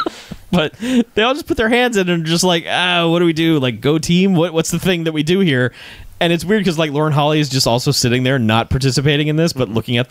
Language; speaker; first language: English; native; English